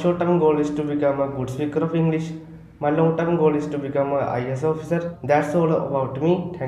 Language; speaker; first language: English; non-native, learner; Hindi